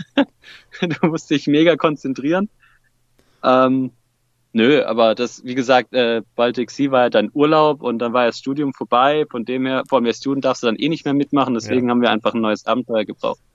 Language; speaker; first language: German; native; German